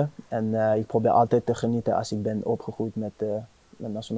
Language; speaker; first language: Dutch; non-native, fluent; French